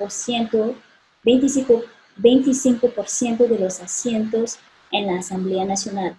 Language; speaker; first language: Spanish; non-native, fluent; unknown